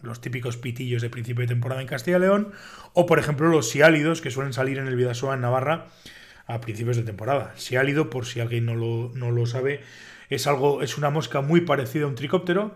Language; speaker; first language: Spanish; native; Spanish